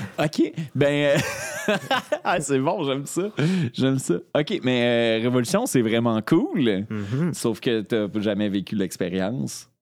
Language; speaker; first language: French; native; French